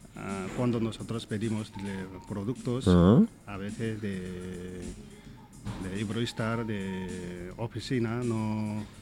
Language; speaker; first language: Spanish; non-native, learner; Nepali